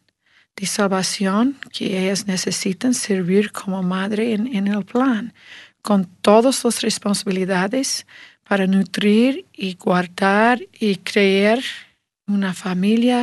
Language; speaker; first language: Spanish; non-native, learner; English